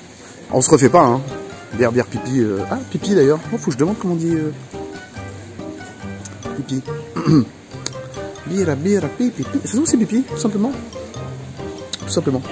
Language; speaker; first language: French; native; French